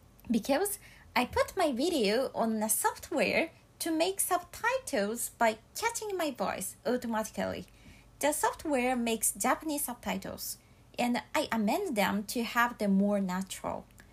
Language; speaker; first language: English; non-native, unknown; Japanese